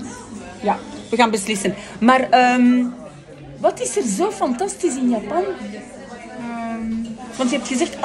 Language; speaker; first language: Dutch; non-native, fluent; French